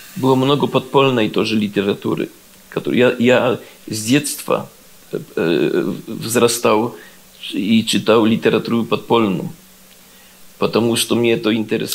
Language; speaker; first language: Russian; non-native, learner; Polish